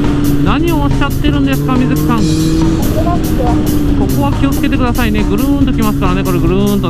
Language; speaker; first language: Japanese; native; Japanese